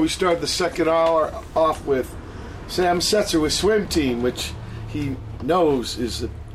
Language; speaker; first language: English; native; English